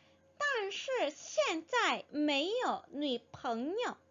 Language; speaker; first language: Chinese; non-native, fluent; Korean